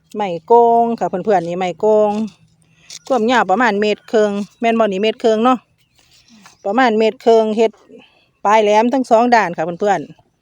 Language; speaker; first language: Thai; native; Thai